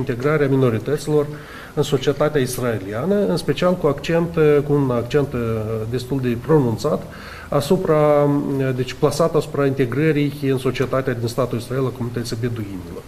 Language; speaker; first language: Romanian; native; Romanian